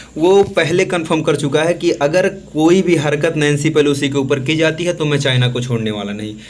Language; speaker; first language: Hindi; native; Hindi